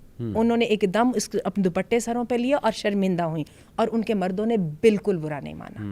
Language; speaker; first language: Urdu; native; Urdu